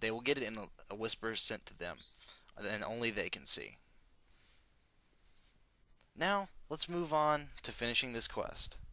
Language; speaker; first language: English; native; English